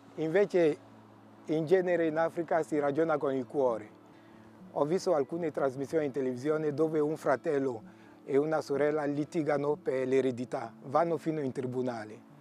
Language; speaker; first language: Italian; non-native, fluent; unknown